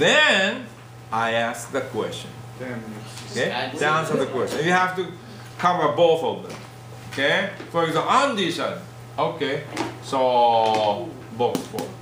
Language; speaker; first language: English; non-native, learner; Japanese